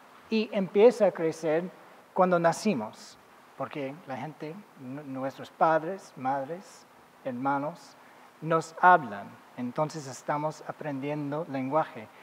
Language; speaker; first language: Spanish; non-native, fluent; English